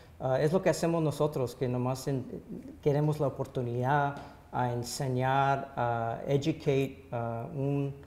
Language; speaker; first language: Spanish; early bilingual, heritage; Spanish